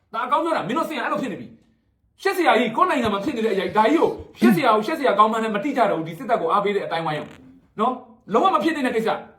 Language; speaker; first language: Burmese; non-native, local second language; Shwe Palaung